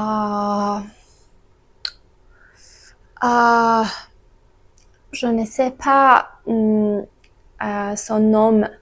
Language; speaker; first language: French; non-native, learner; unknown